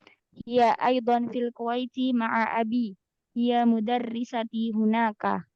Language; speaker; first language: Arabic; non-native, learner; Indonesian